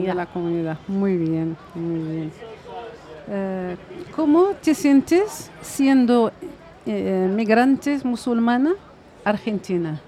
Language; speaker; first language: Spanish; non-native, fluent; Arabic